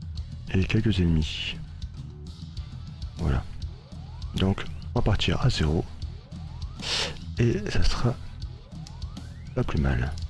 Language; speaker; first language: French; native; French